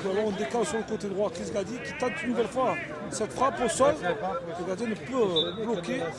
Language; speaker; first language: French; native; French